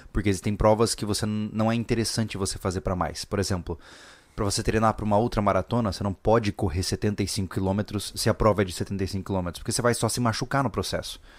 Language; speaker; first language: Portuguese; native; Portuguese